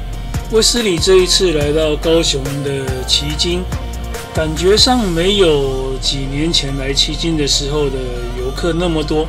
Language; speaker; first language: Chinese; native; Chinese